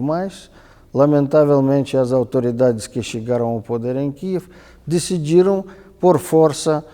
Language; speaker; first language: Portuguese; non-native, fluent; Russian